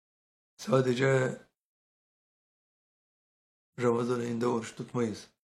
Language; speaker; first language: Turkish; native; Turkish